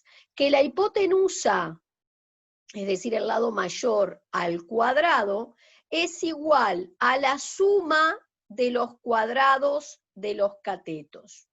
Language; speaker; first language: Spanish; native; Spanish